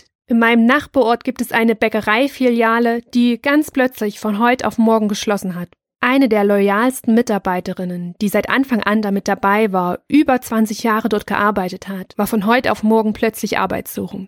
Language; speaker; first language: German; native; German